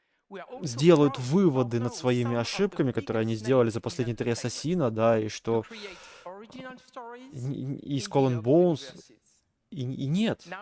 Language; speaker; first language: Russian; native; Russian